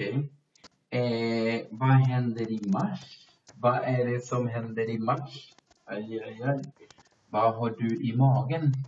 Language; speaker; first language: Swedish; non-native, fluent; Spanish